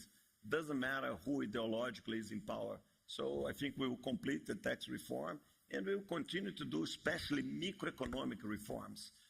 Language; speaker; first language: English; non-native, fluent; Portuguese